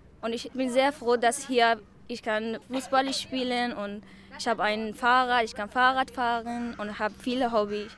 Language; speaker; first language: German; non-native, learner; Persian